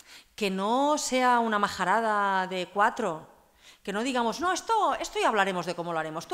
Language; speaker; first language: Spanish; non-native, local second language; Catalan